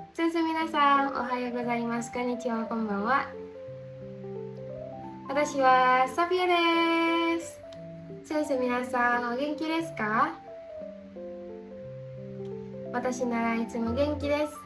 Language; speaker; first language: Japanese; non-native, learner; Indonesian